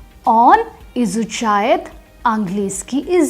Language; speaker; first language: Russian; non-native, fluent; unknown